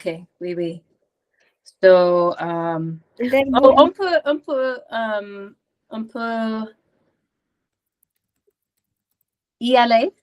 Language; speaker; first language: French; non-native, learner; English